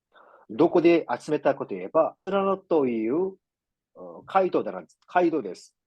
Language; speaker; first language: Japanese; non-native, fluent; Korean